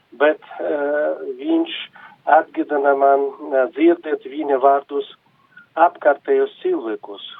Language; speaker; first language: Latvian; non-native, local second language; Russian